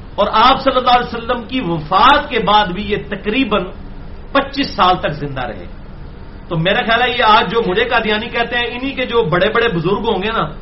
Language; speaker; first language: Urdu; non-native, local second language; Punjabi